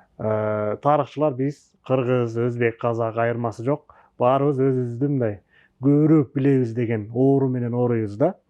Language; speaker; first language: Kyrgyz; native; Kyrgyz